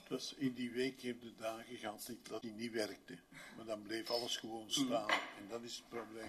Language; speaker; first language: Dutch; native; Dutch